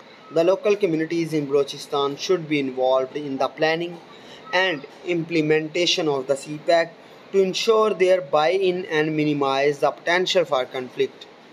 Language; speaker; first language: English; non-native, local second language; Urdu